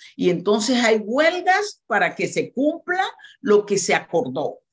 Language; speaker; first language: Spanish; native; Spanish